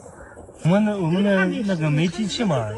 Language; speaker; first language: Chinese; native; Chinese